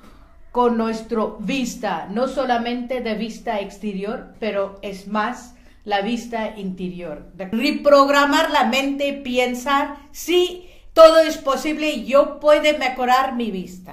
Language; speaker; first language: Spanish; non-native, learner; Hindi